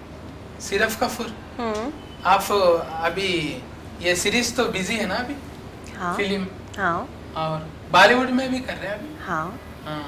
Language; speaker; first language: Hindi; non-native, local second language; Telugu